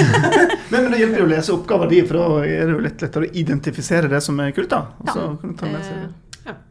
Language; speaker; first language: Norwegian; native; Norwegian